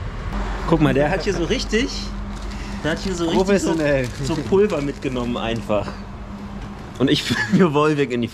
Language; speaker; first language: German; native; German